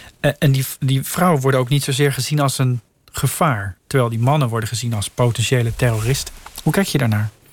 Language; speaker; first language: Dutch; native; Dutch